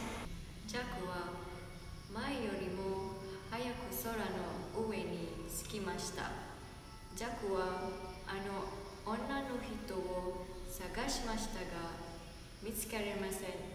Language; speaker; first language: Japanese; non-native, learner; Indonesian